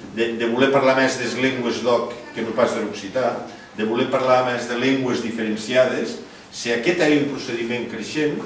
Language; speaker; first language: Catalan; non-native, local second language; Occitan